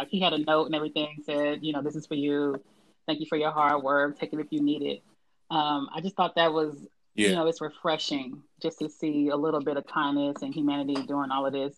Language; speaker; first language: English; native; English